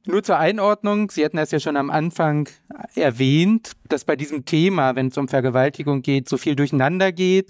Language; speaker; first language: German; native; German